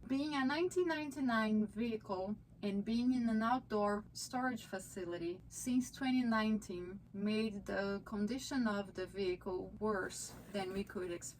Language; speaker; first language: English; non-native, fluent; Portuguese